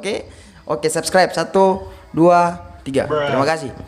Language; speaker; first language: Malay; native; Malay